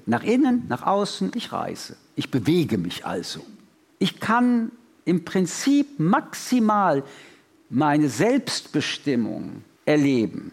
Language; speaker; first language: German; early bilingual, other home language; French